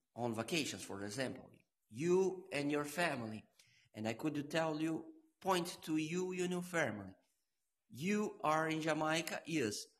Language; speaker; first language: English; non-native, learner; Portuguese